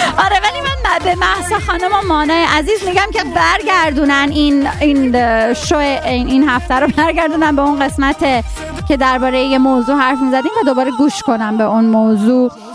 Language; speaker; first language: Persian; native; Persian